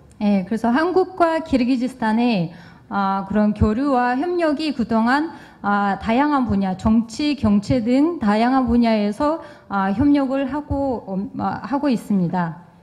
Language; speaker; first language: Korean; non-native, fluent; Kyrgyz